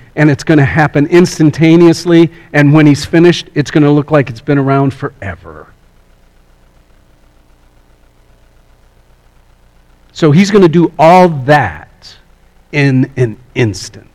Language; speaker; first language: English; native; English